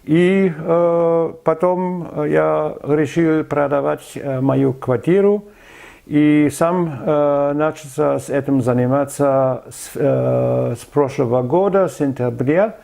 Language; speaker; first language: Russian; non-native, fluent; German